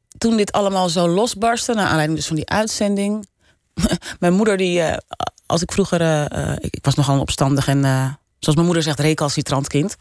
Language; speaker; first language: Dutch; native; Dutch